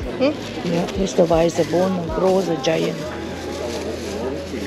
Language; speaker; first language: German; non-native, learner; Croatian